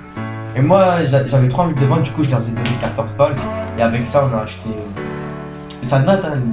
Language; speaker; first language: French; native; French